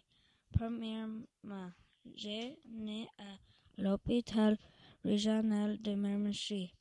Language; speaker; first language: French; non-native, learner; English